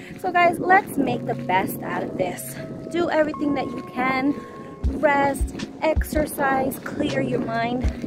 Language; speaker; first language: English; early bilingual, other home language; Spanish